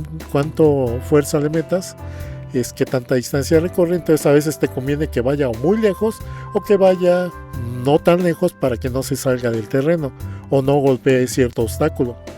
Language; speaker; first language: Spanish; native; Spanish